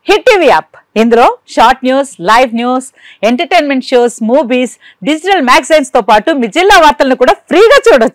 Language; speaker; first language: Telugu; native; Telugu